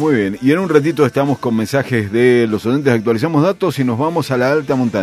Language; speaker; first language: Spanish; native; Spanish